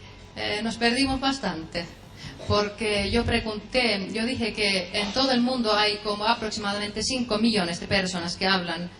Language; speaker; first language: Spanish; non-native, fluent; Finnish